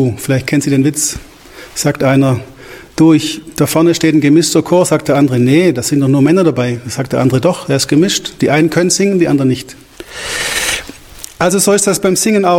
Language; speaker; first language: German; native; German